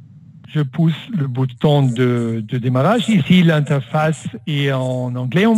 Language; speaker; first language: French; non-native, fluent; German